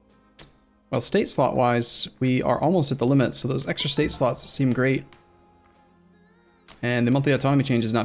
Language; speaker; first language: English; native; English